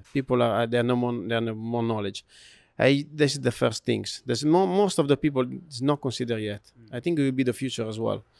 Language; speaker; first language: English; non-native, learner; Italian